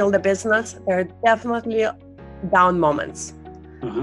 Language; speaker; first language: English; non-native, fluent; Russian